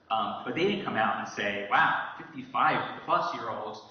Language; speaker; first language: English; native; English